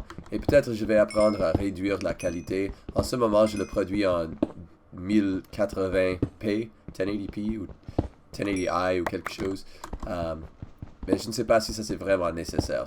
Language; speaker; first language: French; non-native, learner; English